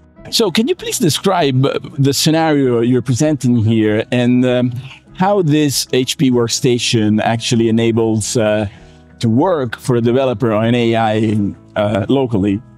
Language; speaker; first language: English; non-native, fluent; Italian